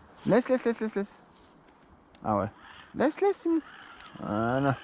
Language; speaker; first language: French; native; French